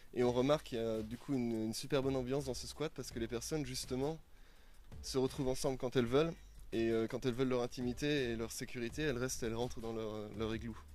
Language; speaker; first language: French; native; French